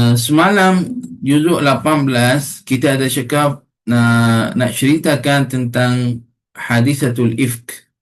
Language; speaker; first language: Malay; non-native, fluent; Arabic